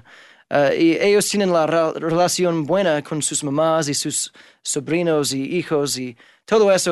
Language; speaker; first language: Spanish; non-native, fluent; English